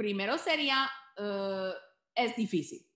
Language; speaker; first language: Spanish; early bilingual, heritage; Spanish